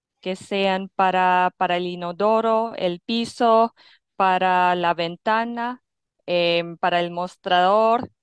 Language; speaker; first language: Spanish; non-native, fluent; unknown